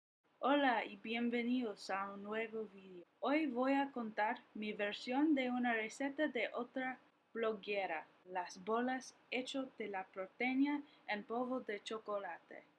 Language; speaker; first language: Spanish; non-native, learner; English